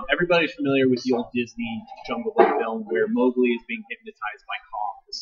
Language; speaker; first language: English; native; English